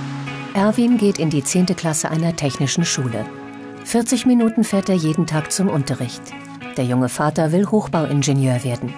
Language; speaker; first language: German; native; German